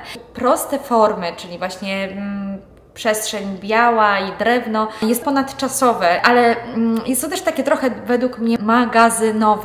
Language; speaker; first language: Polish; native; Polish